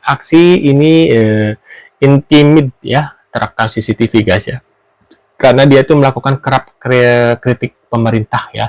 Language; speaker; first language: Indonesian; native; Indonesian